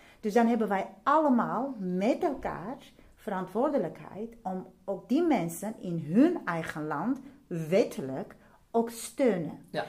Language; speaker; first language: Dutch; non-native, fluent; Armenian